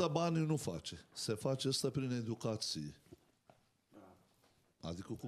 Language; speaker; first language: Romanian; non-native, learner; Turkish